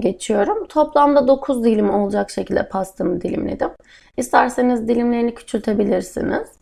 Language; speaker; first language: Turkish; native; Turkish